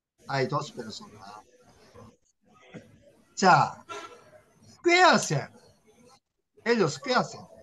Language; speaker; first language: Spanish; non-native, learner; Korean